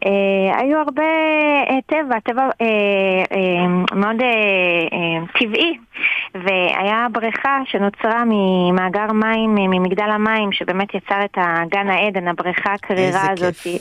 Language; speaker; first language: Hebrew; native; Hebrew